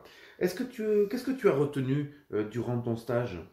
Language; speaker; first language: French; native; French